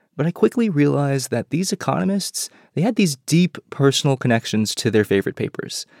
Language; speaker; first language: English; early bilingual, other home language; Chinese